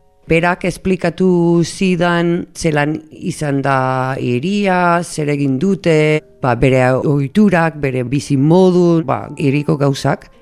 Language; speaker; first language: Basque; non-native, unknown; English